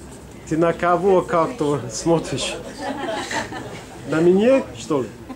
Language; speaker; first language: Russian; non-native, fluent; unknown